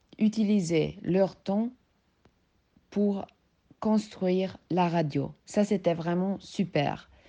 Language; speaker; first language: French; non-native, learner; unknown